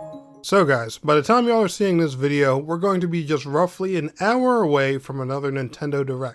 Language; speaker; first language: English; native; English